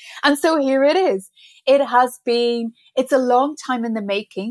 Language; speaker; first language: English; native; English